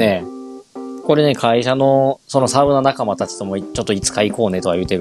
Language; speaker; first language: Japanese; native; Japanese